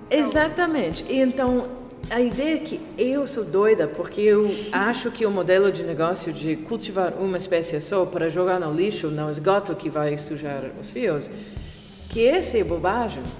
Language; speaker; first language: Portuguese; non-native, fluent; English